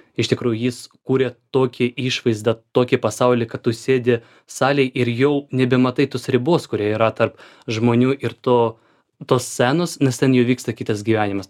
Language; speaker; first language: Lithuanian; non-native, fluent; Ukrainian